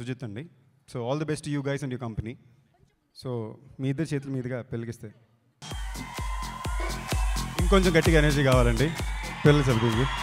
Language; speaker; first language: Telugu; native; Telugu